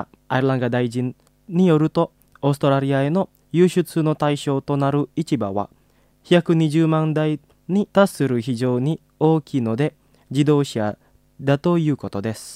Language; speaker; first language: Japanese; non-native, fluent; Indonesian